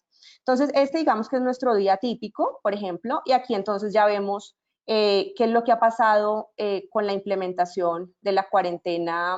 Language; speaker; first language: Spanish; native; Spanish